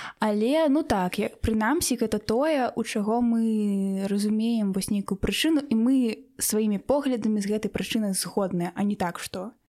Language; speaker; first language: Belarusian; non-native, local second language; Russian